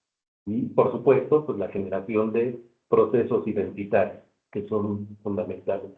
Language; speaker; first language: Spanish; native; Spanish